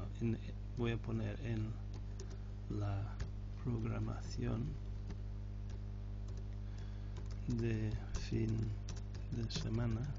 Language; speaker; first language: Spanish; non-native, fluent; English